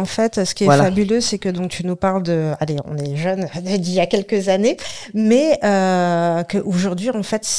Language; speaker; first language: French; native; French